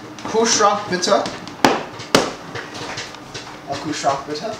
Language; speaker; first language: German; non-native, learner; English